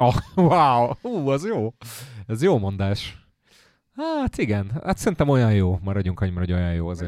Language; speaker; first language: Hungarian; native; Hungarian